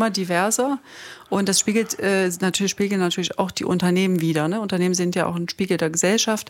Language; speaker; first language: German; native; German